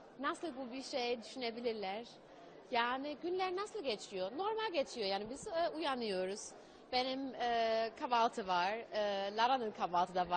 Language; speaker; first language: Turkish; early bilingual, heritage; German